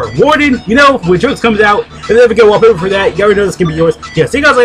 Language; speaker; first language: English; native; English